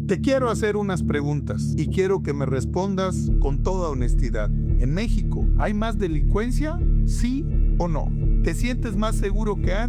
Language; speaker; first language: Spanish; native; Spanish